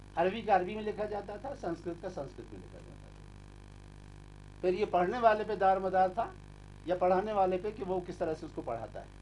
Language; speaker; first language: Urdu; non-native, local second language; Kashmiri